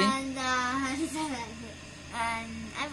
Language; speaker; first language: English; non-native, learner; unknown